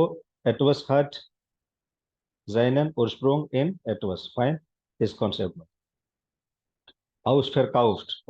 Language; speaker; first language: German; non-native, fluent; Hindi